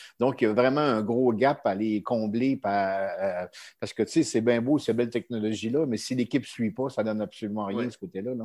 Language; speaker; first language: French; native; French